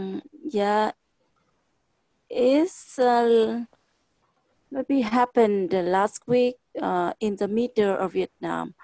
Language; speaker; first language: English; non-native, fluent; Vietnamese